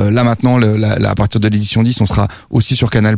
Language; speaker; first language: French; native; French